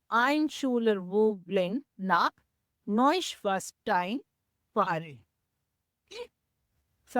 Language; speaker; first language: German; non-native, learner; Hindi